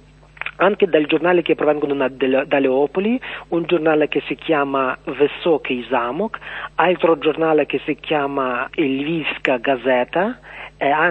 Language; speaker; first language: Italian; non-native, learner; Ukrainian